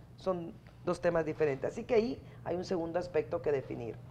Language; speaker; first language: Spanish; native; Spanish